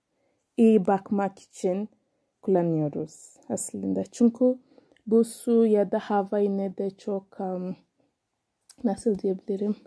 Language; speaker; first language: Turkish; non-native, learner; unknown